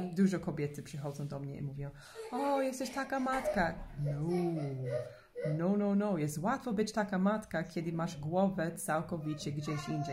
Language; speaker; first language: Polish; non-native, fluent; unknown